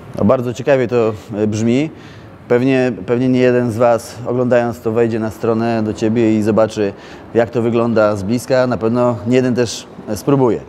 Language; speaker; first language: Polish; native; Polish